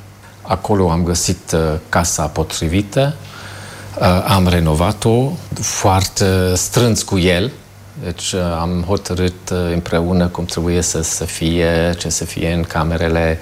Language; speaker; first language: Romanian; non-native, fluent; German